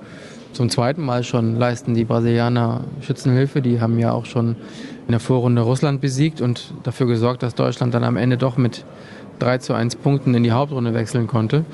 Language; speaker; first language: German; native; German